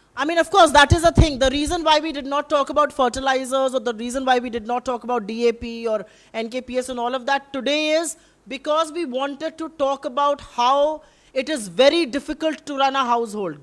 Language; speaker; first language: English; non-native, local second language; Hindi